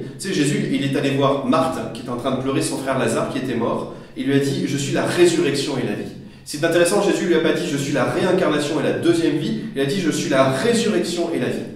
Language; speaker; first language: French; native; French